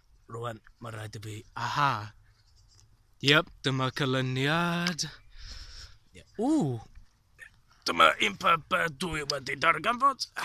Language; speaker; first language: Welsh; non-native, learner; English